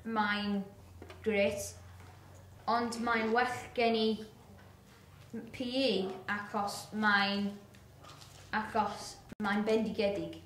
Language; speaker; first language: Welsh; non-native, learner; English